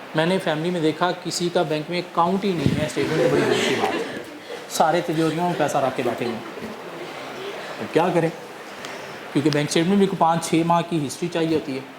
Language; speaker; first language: Urdu; non-native, local second language; Punjabi